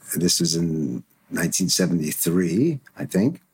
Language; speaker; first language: English; early bilingual, other home language; German